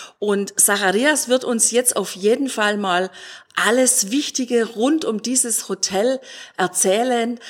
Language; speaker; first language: German; native; German